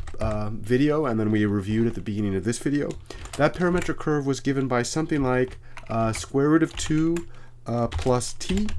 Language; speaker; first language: English; native; English